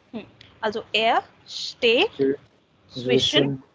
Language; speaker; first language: German; non-native, fluent; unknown